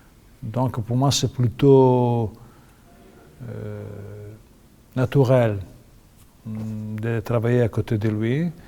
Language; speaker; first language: French; non-native, fluent; Italian